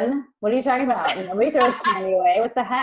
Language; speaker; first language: English; native; English